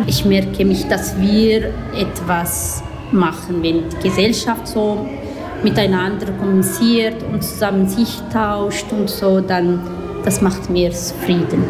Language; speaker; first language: German; non-native, learner; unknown